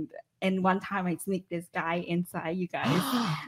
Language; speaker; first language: English; non-native, fluent; Vietnamese